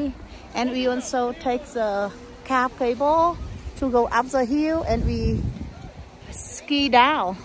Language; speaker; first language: English; non-native, learner; Vietnamese